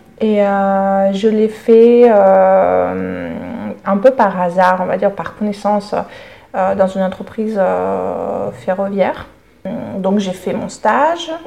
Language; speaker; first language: French; non-native, fluent; Russian